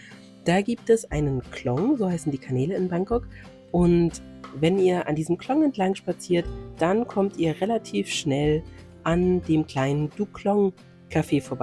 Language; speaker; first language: German; native; German